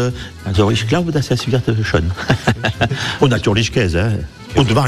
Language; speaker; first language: German; non-native, fluent; French